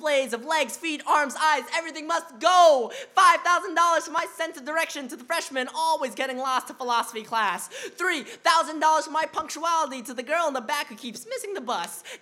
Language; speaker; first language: English; early bilingual, other home language; Vietnamese